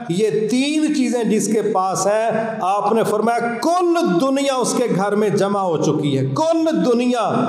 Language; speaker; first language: Urdu; non-native, local second language; Punjabi